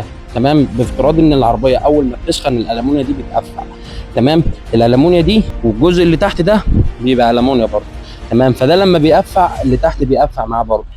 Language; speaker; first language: Arabic; native; Arabic